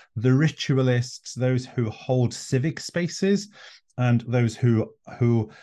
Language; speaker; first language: English; non-native, local second language; Welsh